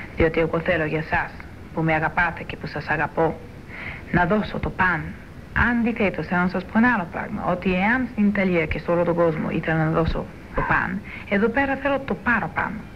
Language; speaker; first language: Greek; early bilingual, heritage; Greek